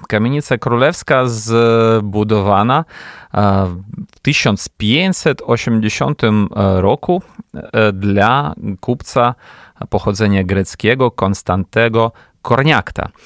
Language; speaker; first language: Polish; non-native, fluent; Ukrainian